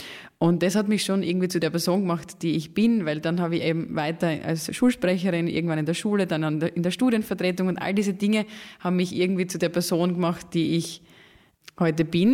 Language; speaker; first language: German; native; German